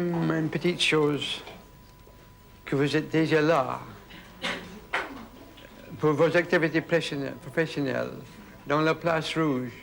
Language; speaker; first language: French; non-native, fluent; English